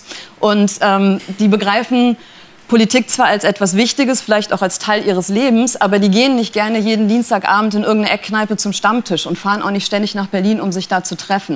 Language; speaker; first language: German; native; German